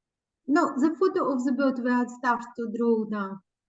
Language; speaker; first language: English; non-native, learner; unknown